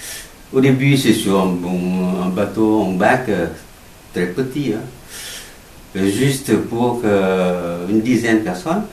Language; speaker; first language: French; non-native, learner; Vietnamese